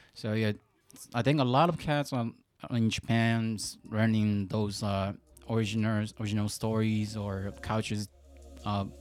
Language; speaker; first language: English; non-native, fluent; Japanese